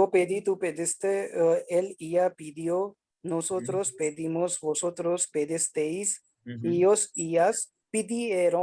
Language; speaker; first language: Spanish; non-native, learner; Hindi